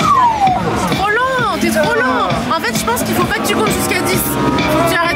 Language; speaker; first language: French; native; French